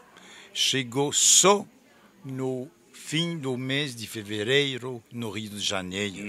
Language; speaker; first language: Portuguese; non-native, fluent; French